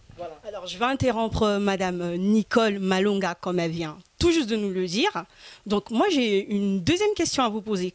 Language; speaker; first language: French; early bilingual, other home language; Lingala